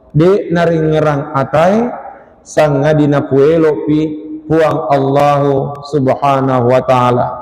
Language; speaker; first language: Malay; non-native, local second language; Buginese